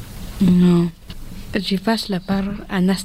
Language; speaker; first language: French; non-native, learner; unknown